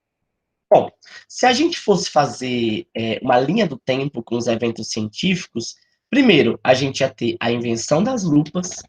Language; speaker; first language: Portuguese; native; Portuguese